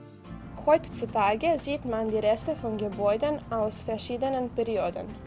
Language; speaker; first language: German; non-native, fluent; Serbian